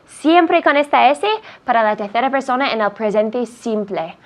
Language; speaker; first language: Spanish; non-native, fluent; English